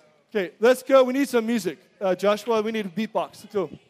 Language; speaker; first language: English; native; English